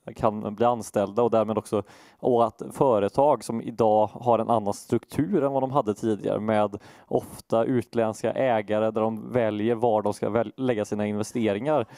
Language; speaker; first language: Swedish; native; Swedish